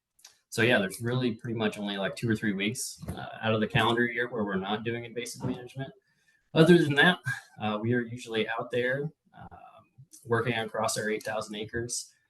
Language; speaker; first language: English; native; English